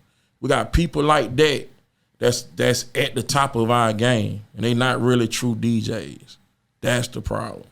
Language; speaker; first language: English; native; English